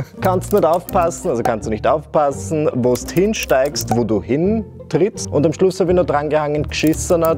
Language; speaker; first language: German; native; German